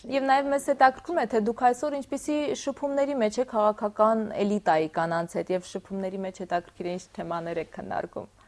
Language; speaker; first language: Armenian; native; Armenian